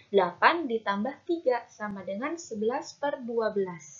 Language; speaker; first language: Indonesian; native; Indonesian